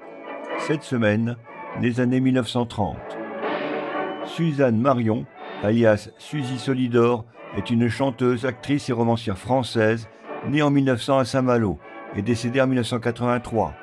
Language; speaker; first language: French; native; French